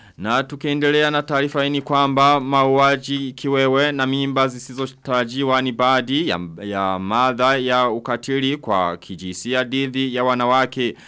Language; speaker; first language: Swahili; non-native, local second language; Rundi